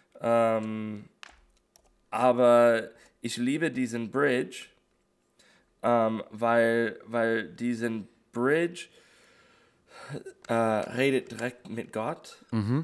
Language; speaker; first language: German; non-native, fluent; English